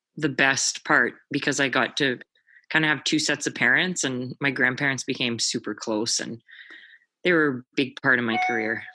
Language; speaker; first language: English; native; English